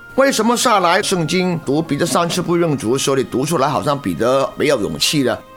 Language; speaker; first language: Chinese; non-native, local second language; Cantonese